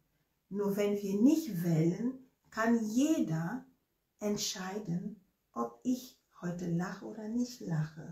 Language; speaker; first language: German; non-native, fluent; Ewe